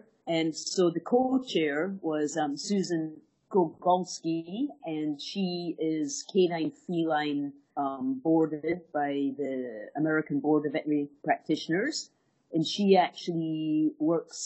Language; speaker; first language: English; native; English